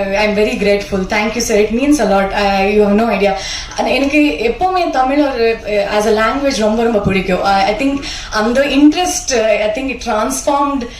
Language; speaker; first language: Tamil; non-native, learner; Kannada